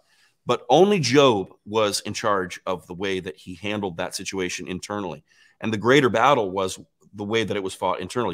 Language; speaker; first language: English; native; English